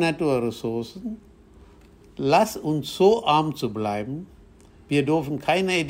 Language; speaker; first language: German; non-native, fluent; Tamil